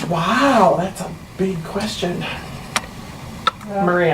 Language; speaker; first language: English; native; English